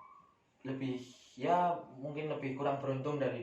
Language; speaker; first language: Indonesian; native; Indonesian